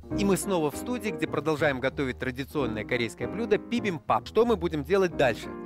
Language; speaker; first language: Russian; native; Russian